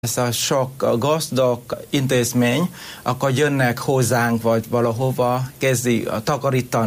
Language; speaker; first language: Hungarian; non-native, learner; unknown